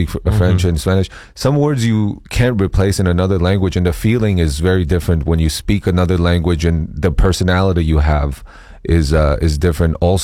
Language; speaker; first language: English; non-native, fluent; Chinese